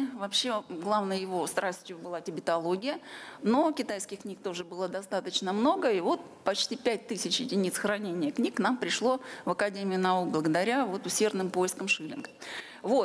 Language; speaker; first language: Russian; native; Russian